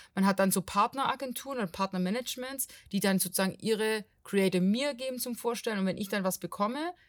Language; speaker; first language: German; non-native, fluent; Portuguese